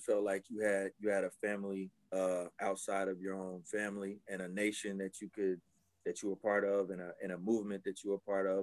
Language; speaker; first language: English; native; English